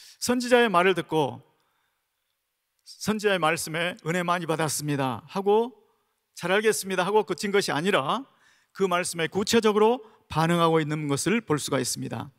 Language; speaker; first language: Korean; native; Korean